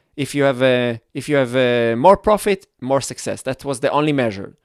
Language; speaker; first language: English; non-native, fluent; Hebrew